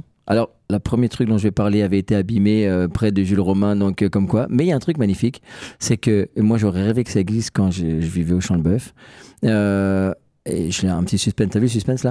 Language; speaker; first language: French; native; French